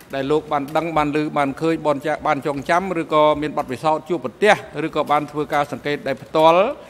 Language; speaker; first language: Khmer; native; Khmer